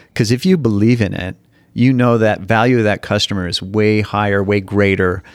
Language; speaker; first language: English; native; English